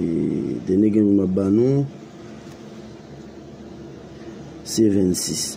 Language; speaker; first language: French; non-native, local second language; Haitian Creole